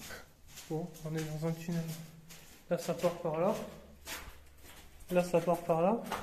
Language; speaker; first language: French; native; French